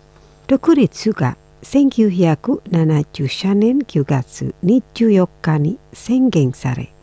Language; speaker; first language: Japanese; non-native, fluent; Indonesian